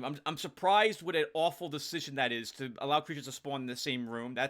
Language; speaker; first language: English; native; English